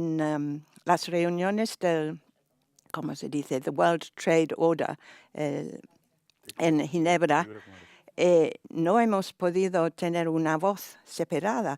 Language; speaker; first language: Spanish; non-native, fluent; English